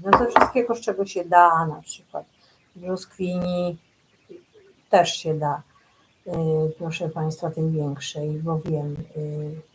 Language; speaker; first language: Polish; native; Polish